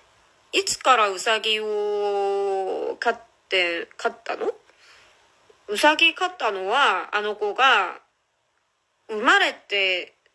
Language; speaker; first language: Japanese; non-native, fluent; Korean